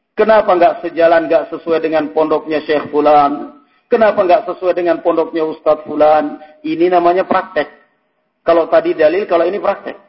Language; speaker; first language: Indonesian; native; Indonesian